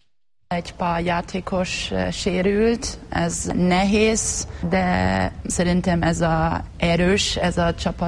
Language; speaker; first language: Hungarian; non-native, learner; German